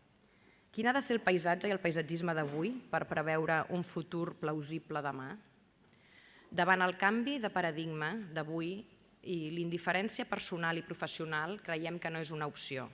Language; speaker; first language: Catalan; native; Catalan